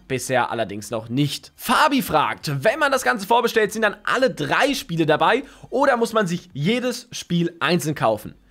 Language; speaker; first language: German; native; German